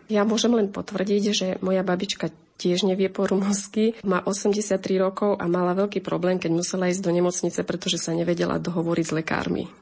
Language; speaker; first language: Slovak; early bilingual, heritage; Slovak